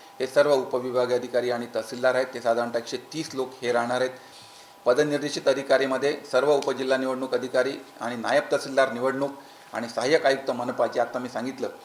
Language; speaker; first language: Marathi; native; Marathi